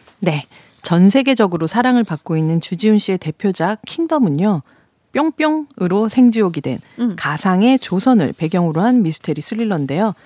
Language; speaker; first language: Korean; native; Korean